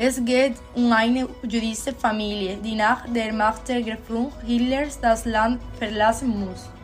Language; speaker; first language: German; non-native, learner; Spanish